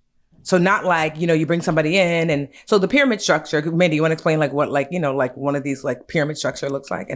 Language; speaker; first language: English; native; English